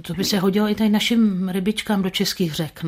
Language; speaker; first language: Czech; native; Czech